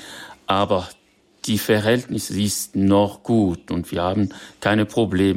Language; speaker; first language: German; non-native, fluent; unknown